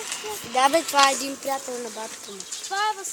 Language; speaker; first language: Bulgarian; native; Bulgarian